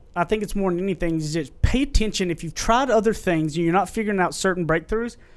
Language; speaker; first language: English; native; English